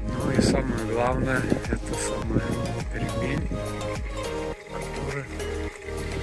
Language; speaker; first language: Russian; native; Russian